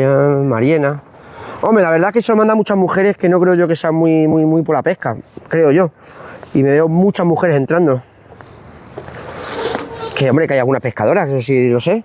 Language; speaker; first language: Spanish; native; Spanish